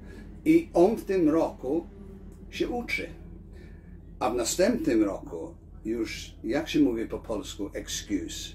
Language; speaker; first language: Polish; early bilingual, heritage; Polish